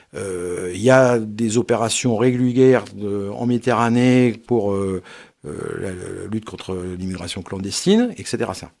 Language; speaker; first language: French; native; French